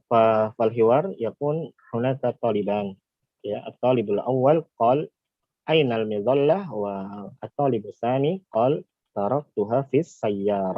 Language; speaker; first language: Arabic; non-native, fluent; Indonesian